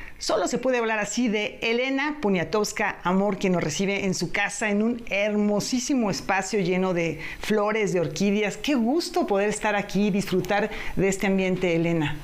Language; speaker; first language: Spanish; native; Spanish